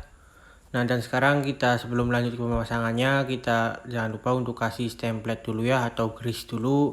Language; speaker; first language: Indonesian; native; Indonesian